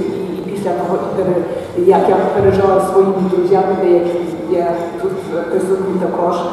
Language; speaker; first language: Ukrainian; early bilingual, heritage; Ukrainian